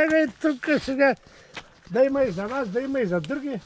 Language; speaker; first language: Bulgarian; native; Bulgarian